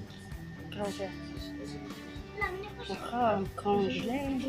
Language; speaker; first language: Arabic; native; Arabic